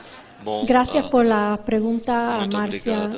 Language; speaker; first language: Spanish; non-native, fluent; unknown